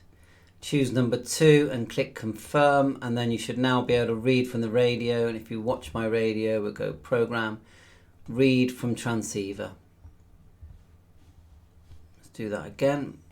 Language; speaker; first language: English; native; English